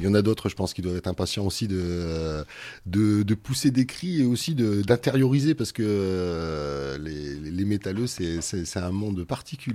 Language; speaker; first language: French; native; French